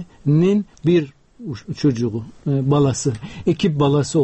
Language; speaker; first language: Turkish; non-native, fluent; Uzbek